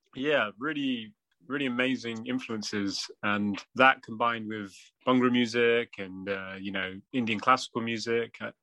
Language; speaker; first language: English; native; English